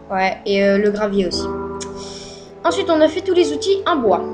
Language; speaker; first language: French; native; French